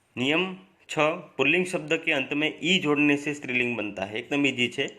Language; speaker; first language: Hindi; non-native, local second language; Gujarati